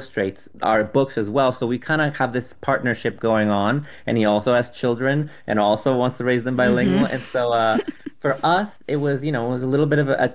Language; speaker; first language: English; non-native, fluent; Spanish